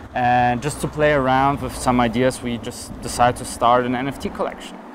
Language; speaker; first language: English; non-native, fluent; German